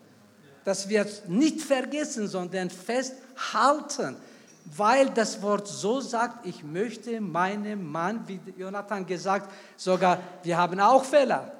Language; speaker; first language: German; non-native, fluent; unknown